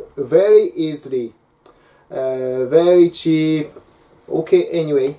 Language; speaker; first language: English; non-native, learner; Japanese